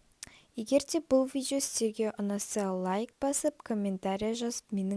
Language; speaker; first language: Kazakh; native; Kazakh